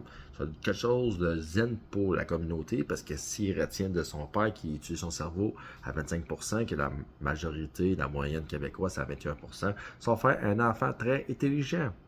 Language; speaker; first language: French; native; French